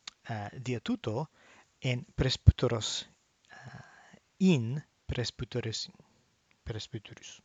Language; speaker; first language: Greek; non-native, learner; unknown